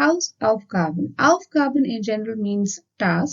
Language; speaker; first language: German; non-native, fluent; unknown